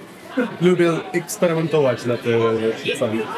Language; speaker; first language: Polish; non-native, learner; Ukrainian